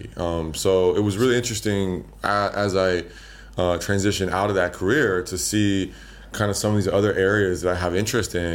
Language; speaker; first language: English; native; English